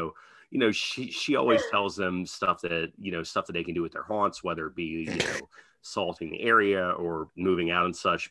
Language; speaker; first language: English; native; English